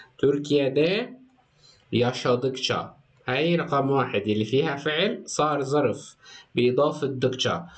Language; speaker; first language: Arabic; native; Arabic